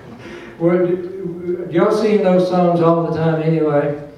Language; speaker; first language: English; native; English